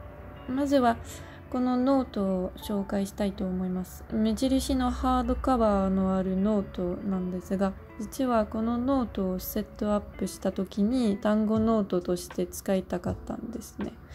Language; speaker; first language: Japanese; non-native, learner; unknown